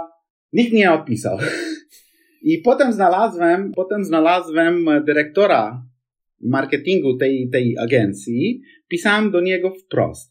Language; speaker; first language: Polish; non-native, fluent; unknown